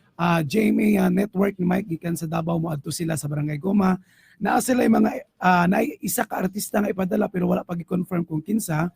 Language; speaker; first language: Cebuano; native; Cebuano